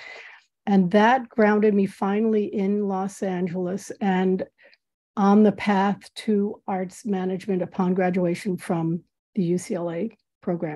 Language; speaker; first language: English; native; English